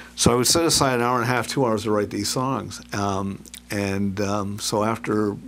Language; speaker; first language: English; native; English